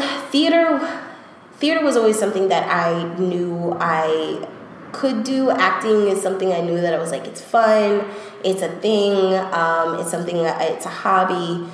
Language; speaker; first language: English; early bilingual, other home language; Spanish